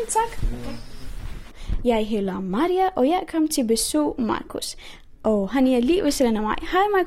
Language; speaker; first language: Danish; non-native, learner; Persian